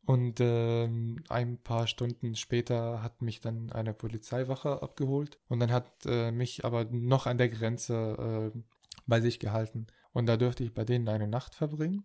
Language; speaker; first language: German; non-native, fluent; Arabic